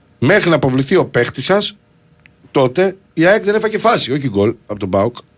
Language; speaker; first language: Greek; native; Greek